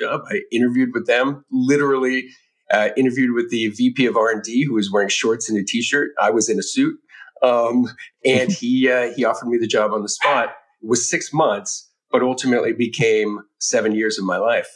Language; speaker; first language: English; native; English